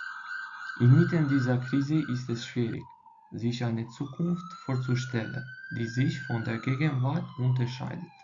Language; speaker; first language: German; non-native, fluent; Albanian